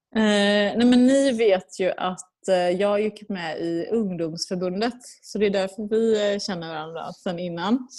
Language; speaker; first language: Swedish; early bilingual, other home language; Persian